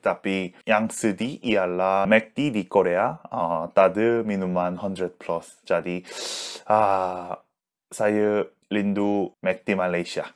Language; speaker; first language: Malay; non-native, learner; Korean